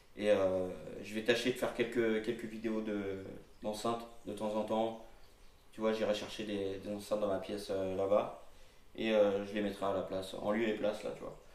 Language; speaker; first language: French; native; French